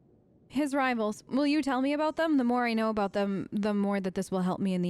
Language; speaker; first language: English; native; English